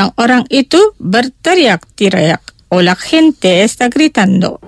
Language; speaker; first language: Spanish; non-native, fluent; Indonesian